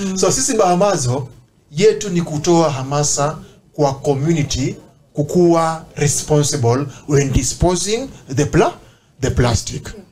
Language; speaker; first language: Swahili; non-native, local second language; Luo (Kenya and Tanzania)